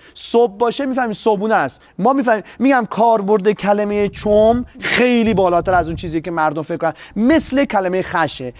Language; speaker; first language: Persian; non-native, local second language; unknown